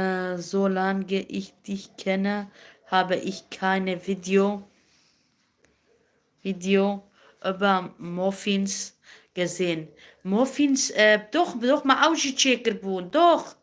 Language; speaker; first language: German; non-native, learner; Kurdish